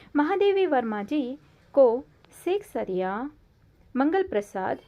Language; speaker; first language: Hindi; non-native, local second language; Kannada